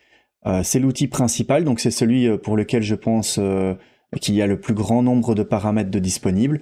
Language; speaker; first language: French; native; French